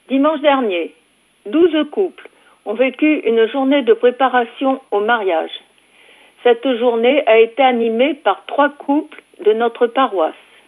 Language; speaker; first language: French; native; French